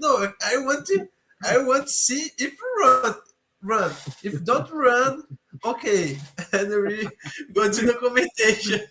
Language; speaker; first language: English; non-native, learner; Portuguese